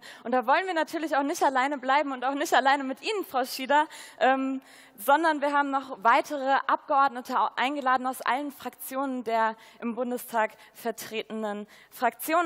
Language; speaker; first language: German; native; German